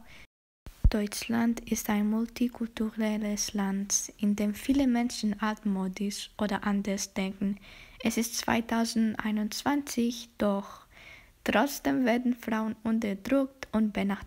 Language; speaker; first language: German; non-native, learner; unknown